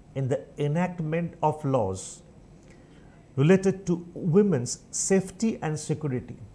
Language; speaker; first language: English; non-native, local second language; Bangla